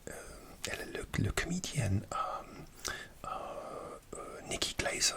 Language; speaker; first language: French; non-native, learner; English